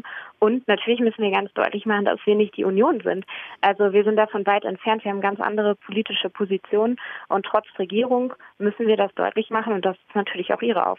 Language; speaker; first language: German; native; German